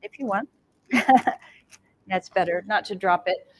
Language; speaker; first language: English; native; English